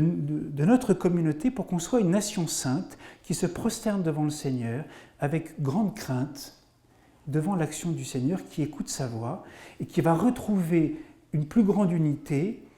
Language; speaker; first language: French; native; French